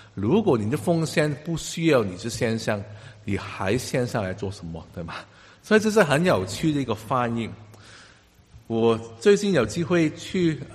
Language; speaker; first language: Chinese; non-native, local second language; Cantonese